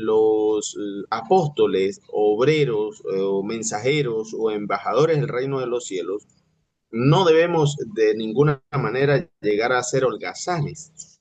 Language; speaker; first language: Spanish; native; Spanish